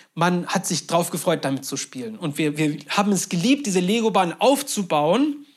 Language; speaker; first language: German; non-native, fluent; Turkish